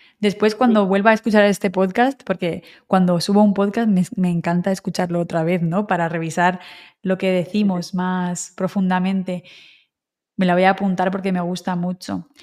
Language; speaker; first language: Spanish; native; Spanish